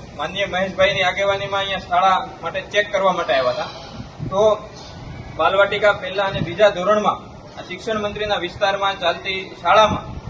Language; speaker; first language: Gujarati; native; Gujarati